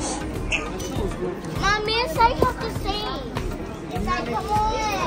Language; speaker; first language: English; native; English